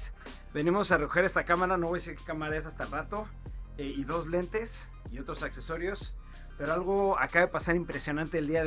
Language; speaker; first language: Spanish; native; Spanish